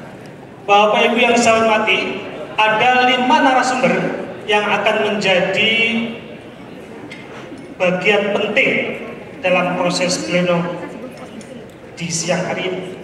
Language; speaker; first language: Indonesian; native; Indonesian